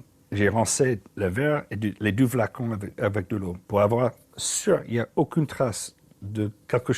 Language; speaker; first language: French; non-native, learner; English